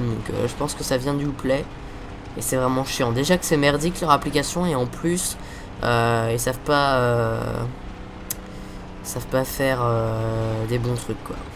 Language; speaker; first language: French; native; French